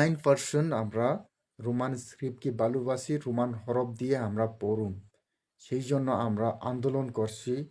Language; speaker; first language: Bangla; non-native, local second language; Kok Borok